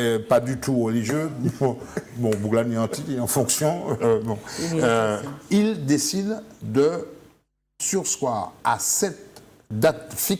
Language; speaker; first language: French; native; French